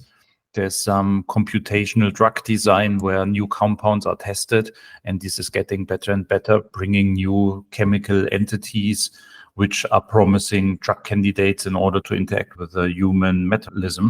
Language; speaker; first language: English; non-native, fluent; German